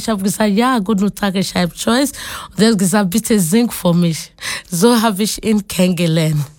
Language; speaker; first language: German; non-native, learner; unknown